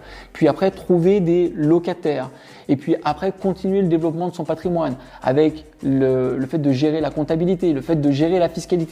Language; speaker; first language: French; native; French